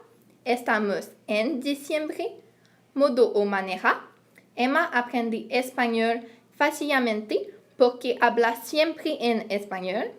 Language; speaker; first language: Spanish; non-native, learner; French